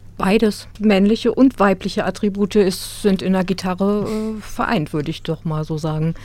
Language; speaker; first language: German; native; German